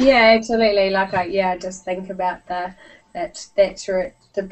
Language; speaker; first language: English; native; English